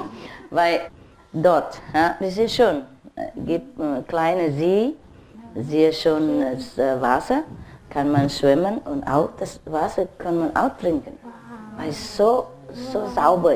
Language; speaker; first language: German; non-native, learner; Vietnamese